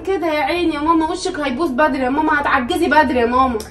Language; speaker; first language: Arabic; native; Arabic